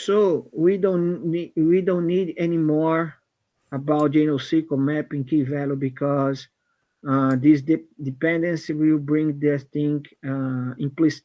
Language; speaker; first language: English; non-native, fluent; Portuguese